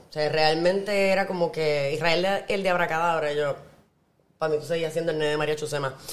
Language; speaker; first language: Spanish; native; Spanish